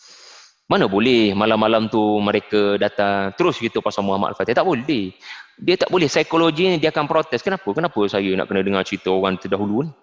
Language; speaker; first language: Malay; native; Malay